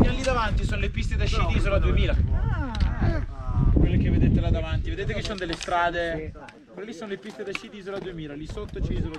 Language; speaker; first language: Italian; native; Italian